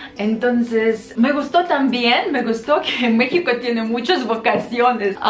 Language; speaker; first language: Spanish; non-native, fluent; Ukrainian